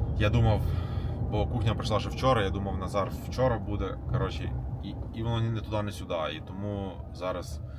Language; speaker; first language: Ukrainian; non-native, local second language; Russian